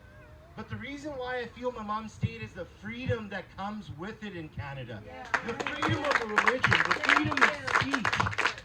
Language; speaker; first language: English; early bilingual, other home language; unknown